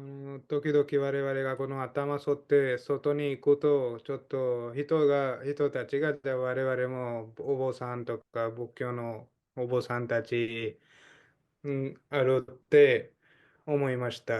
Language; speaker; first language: Japanese; non-native, fluent; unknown